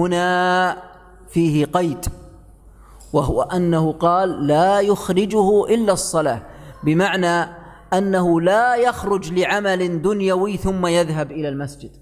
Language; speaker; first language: Arabic; native; Arabic